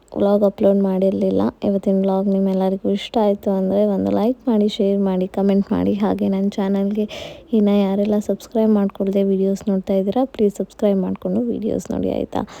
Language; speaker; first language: Kannada; non-native, local second language; Marathi